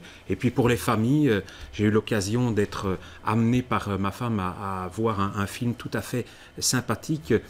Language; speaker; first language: French; native; French